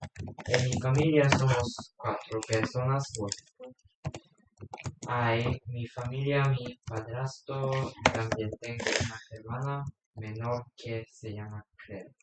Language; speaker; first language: Spanish; non-native, learner; English